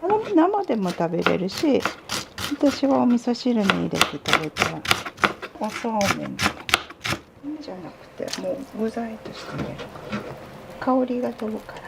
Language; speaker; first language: Japanese; native; Japanese